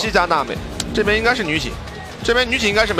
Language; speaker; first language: Chinese; native; Chinese